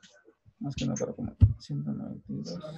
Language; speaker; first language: Spanish; native; Spanish